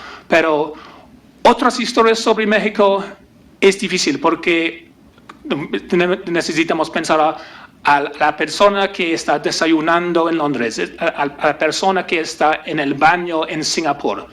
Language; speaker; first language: Spanish; non-native, learner; English